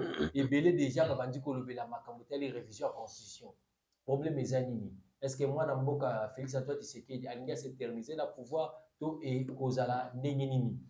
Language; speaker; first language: French; non-native, local second language; Lingala